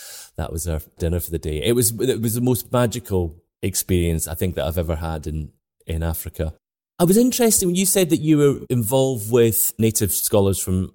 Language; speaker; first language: English; native; English